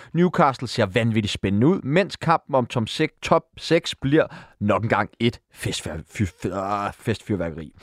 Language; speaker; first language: Danish; native; Danish